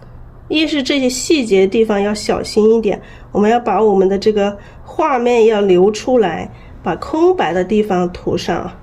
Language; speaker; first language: Chinese; native; Chinese